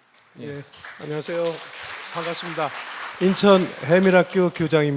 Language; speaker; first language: Korean; native; Korean